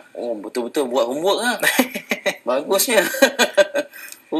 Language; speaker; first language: Malay; native; Malay